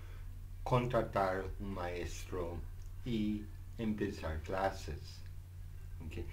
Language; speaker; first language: Spanish; non-native, fluent; English